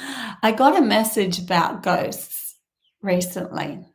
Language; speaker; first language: English; native; English